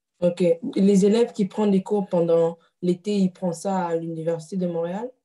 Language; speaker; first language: French; native; French